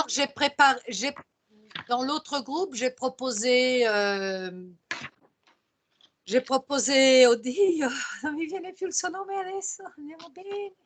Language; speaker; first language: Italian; non-native, fluent; French